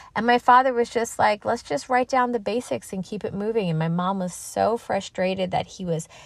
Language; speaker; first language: English; native; English